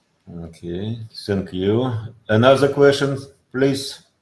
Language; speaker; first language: English; non-native, learner; Russian